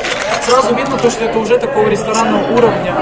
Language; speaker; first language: Russian; native; Russian